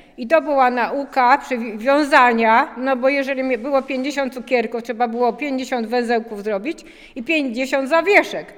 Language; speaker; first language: Polish; native; Polish